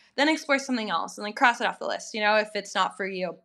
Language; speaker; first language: English; native; English